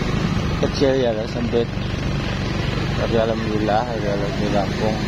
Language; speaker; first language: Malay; non-native, local second language; Javanese